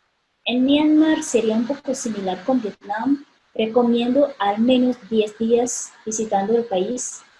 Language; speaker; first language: Spanish; non-native, fluent; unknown